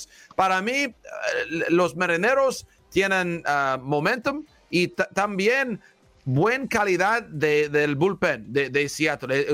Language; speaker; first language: Spanish; non-native, learner; English